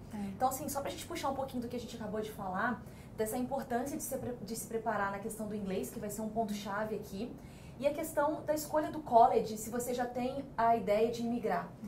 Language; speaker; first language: Portuguese; native; Portuguese